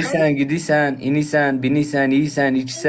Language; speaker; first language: Turkish; native; Turkish